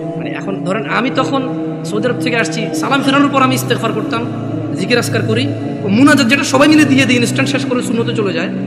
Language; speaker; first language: Bangla; early bilingual, heritage; Bangla